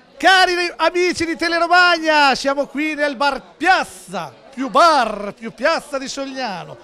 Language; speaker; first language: Italian; native; Italian